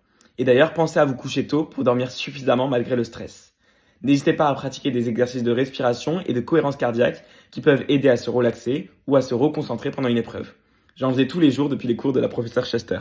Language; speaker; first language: French; native; French